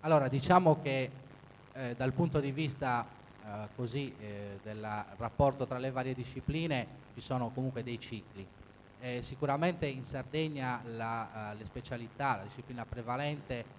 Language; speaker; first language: Italian; native; Italian